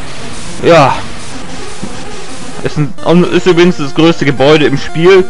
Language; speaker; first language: German; native; German